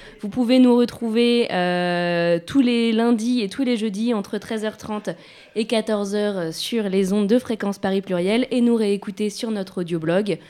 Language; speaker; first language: French; native; French